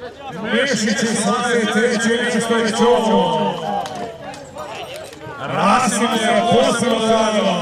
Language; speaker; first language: Serbian; native; Serbian